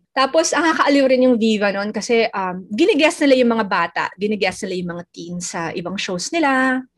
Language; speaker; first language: Filipino; native; Filipino